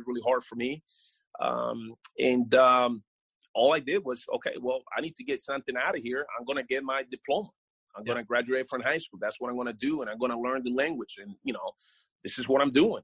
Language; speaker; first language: English; non-native, fluent; Spanish